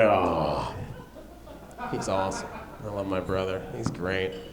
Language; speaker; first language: English; native; English